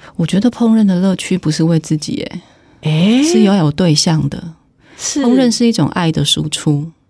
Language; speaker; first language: Chinese; native; Chinese